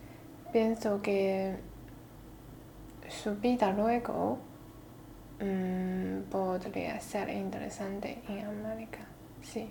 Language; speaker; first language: Spanish; non-native, learner; Chinese